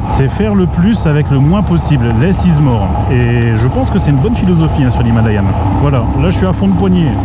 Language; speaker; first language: French; native; French